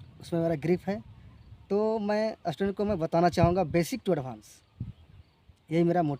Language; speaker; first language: Hindi; native; Hindi